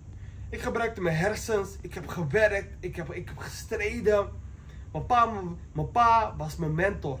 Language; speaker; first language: Dutch; early bilingual, other home language; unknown